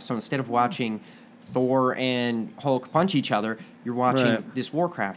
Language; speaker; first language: English; native; English